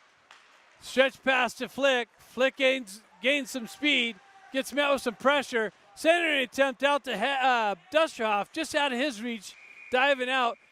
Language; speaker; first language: English; native; English